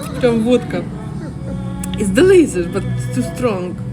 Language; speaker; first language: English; non-native, learner; Ukrainian